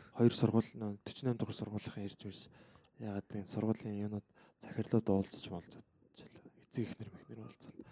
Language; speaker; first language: Mongolian; native; Mongolian